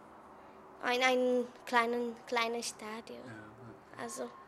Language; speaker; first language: German; non-native, learner; Czech